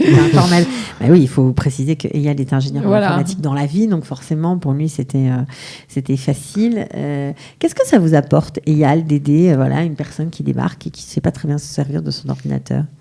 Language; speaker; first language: French; native; French